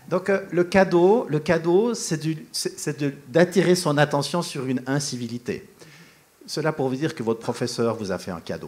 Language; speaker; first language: French; native; French